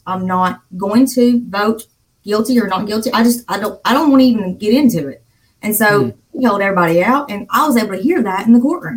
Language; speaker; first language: English; native; English